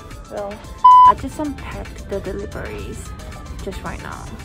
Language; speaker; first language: English; non-native, fluent; Korean